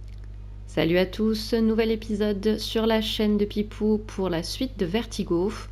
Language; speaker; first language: French; native; French